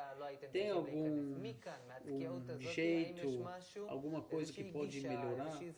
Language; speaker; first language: Portuguese; non-native, fluent; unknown